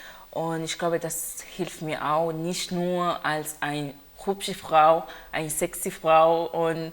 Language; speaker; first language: German; non-native, learner; Haitian Creole